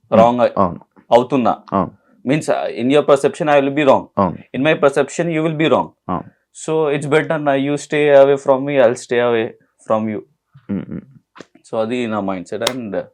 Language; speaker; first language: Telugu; non-native, learner; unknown